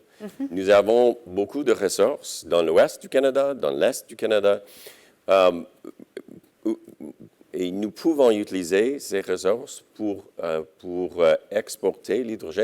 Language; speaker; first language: French; non-native, local second language; English